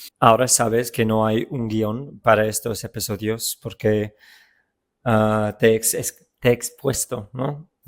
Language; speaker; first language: Spanish; non-native, fluent; English